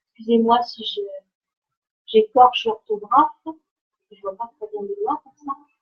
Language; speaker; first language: French; native; French